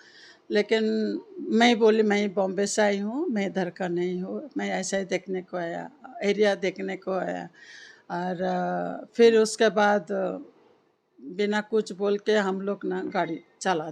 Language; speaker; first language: Hindi; non-native, local second language; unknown